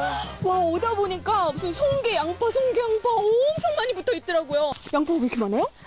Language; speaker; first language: Korean; native; Korean